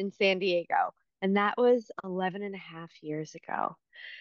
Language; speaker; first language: English; native; English